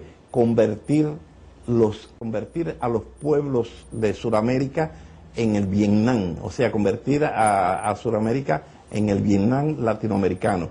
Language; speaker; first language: Spanish; native; Spanish